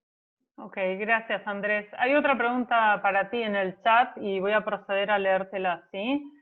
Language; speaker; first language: Spanish; native; Spanish